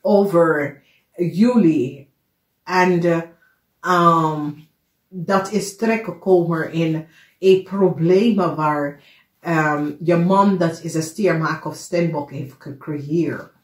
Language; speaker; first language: Dutch; non-native, fluent; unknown